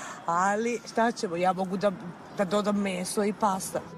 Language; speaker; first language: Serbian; non-native, fluent; Italian